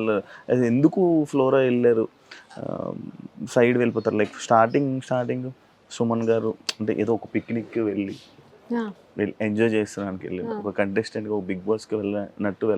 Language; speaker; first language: Telugu; native; Telugu